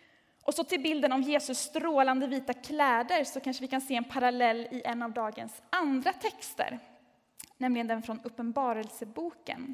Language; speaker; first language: Swedish; native; Swedish